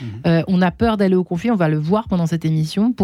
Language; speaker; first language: French; native; French